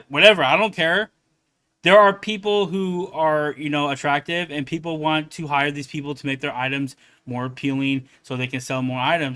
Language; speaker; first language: English; native; English